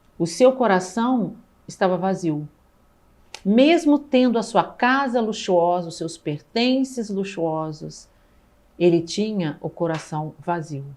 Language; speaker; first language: Portuguese; native; Portuguese